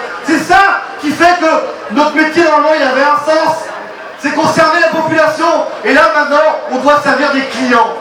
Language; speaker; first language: French; native; French